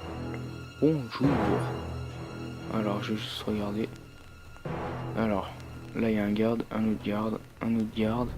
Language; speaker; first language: French; native; French